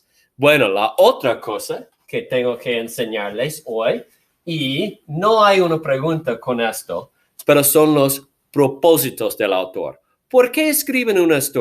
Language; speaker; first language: Spanish; non-native, fluent; English